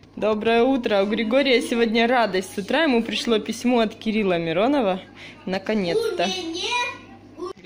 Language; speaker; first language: Russian; native; Russian